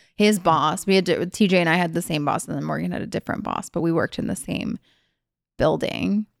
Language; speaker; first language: English; early bilingual, other home language; Hungarian